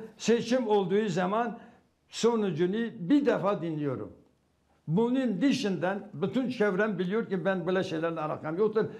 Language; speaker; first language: Turkish; non-native, local second language; Kurdish